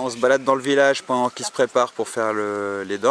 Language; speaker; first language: French; native; French